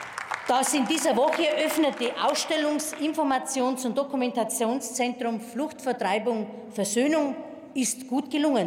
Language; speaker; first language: German; native; German